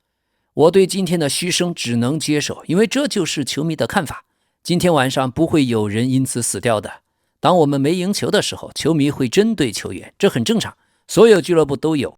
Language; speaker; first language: Chinese; native; Chinese